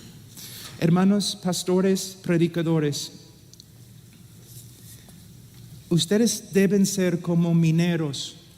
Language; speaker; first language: Spanish; non-native, fluent; English